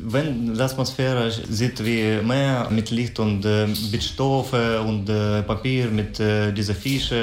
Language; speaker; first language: German; non-native, fluent; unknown